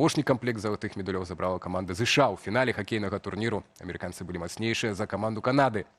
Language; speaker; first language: Belarusian; native; Belarusian